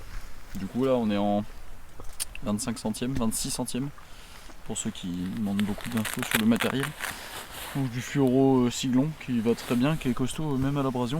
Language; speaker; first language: French; native; French